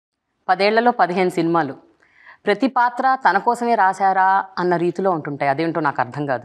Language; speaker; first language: Telugu; native; Telugu